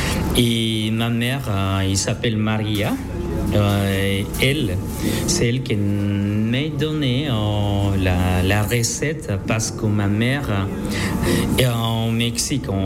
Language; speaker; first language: French; non-native, learner; Spanish